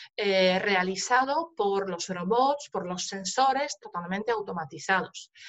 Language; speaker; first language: Spanish; non-native, fluent; Polish